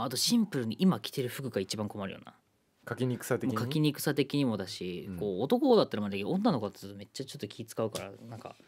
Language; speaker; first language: Japanese; native; Japanese